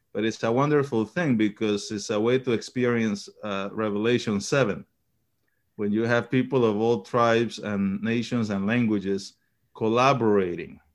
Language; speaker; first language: English; early bilingual, other home language; Spanish